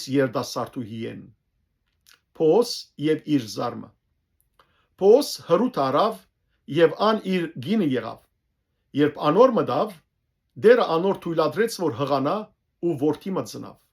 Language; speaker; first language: Armenian; native; Armenian